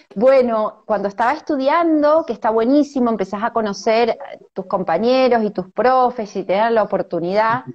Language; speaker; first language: Spanish; native; Spanish